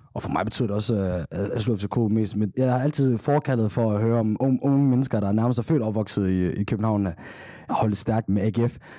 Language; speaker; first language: Danish; early bilingual, other home language; Somali